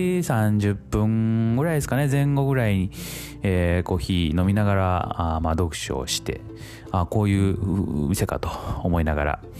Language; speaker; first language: Japanese; native; Japanese